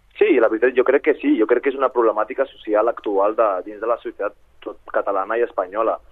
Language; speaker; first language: Catalan; early bilingual, other home language; Arabic